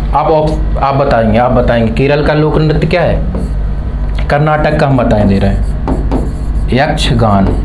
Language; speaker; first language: Hindi; native; Hindi